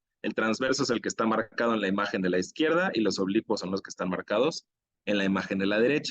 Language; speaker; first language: Spanish; native; Spanish